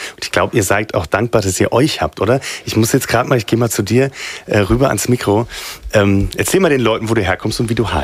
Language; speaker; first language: German; native; German